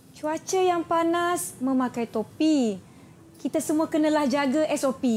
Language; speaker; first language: Malay; native; Malay